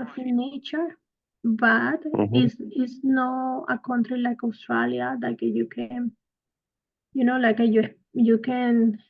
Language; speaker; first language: English; non-native, fluent; Spanish